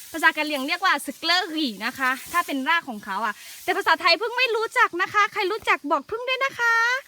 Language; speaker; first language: Thai; non-native, local second language; S'gaw Karen